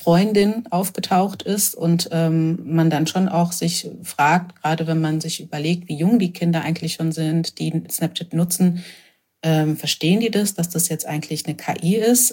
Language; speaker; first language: German; native; German